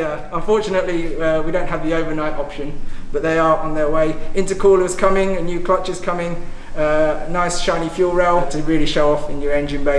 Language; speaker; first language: English; native; English